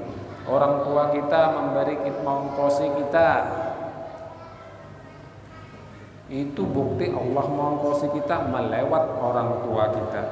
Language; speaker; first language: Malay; non-native, local second language; Banjar